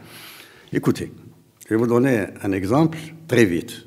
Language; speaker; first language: French; non-native, local second language; Arabic